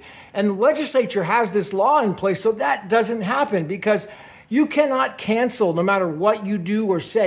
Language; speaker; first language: English; native; English